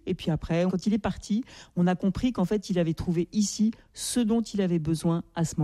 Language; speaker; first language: French; native; French